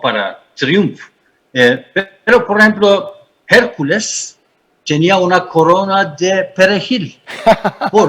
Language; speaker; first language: Spanish; non-native, fluent; Turkish